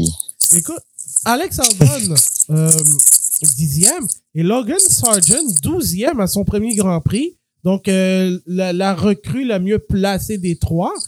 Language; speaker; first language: French; native; French